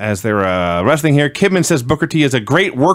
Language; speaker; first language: English; native; English